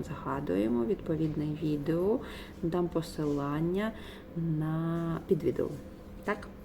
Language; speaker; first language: Ukrainian; non-native, local second language; Russian